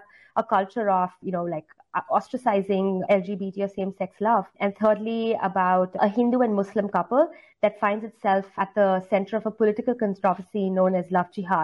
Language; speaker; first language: English; non-native, local second language; Hindi